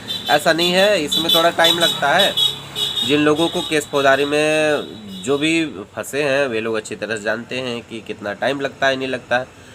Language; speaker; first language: Hindi; native; Hindi